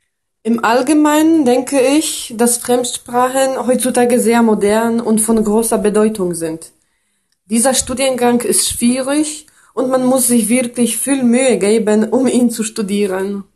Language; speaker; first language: German; non-native, fluent; Polish